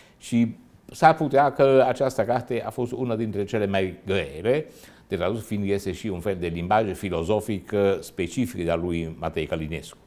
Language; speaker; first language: Romanian; non-native, fluent; Italian